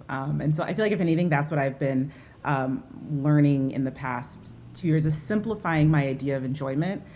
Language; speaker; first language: English; early bilingual, other home language; Yoruba